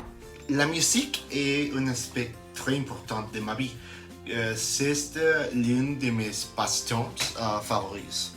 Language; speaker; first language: French; non-native, learner; Spanish